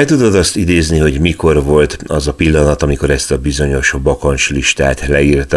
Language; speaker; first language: Hungarian; native; Hungarian